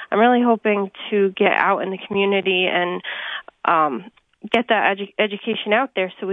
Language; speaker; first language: English; native; English